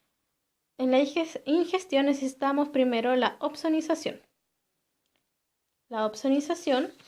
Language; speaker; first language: Spanish; native; Spanish